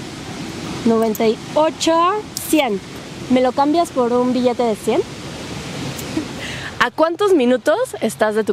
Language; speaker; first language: Spanish; native; Spanish